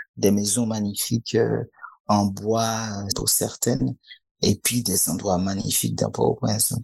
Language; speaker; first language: French; native; French